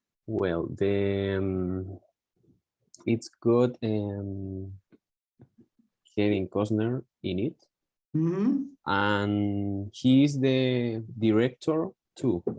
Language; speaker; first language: English; non-native, learner; Spanish